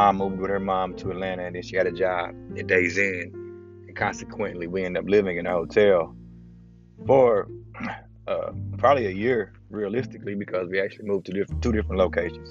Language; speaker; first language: English; native; English